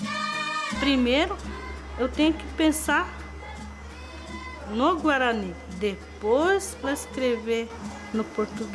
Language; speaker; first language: Portuguese; non-native, local second language; Guarani